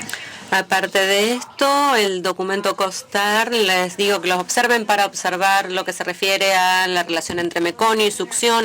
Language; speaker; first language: Spanish; native; Spanish